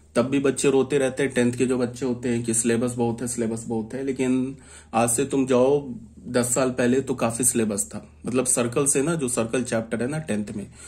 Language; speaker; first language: Hindi; native; Hindi